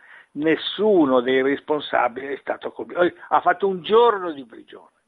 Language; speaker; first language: Italian; native; Italian